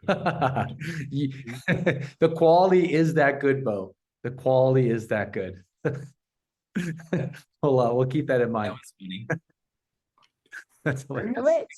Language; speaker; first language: English; native; English